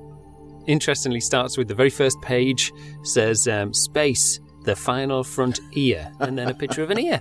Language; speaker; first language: English; native; English